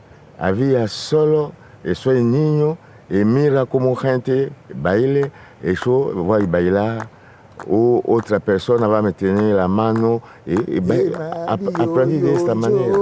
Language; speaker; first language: Spanish; non-native, fluent; Lingala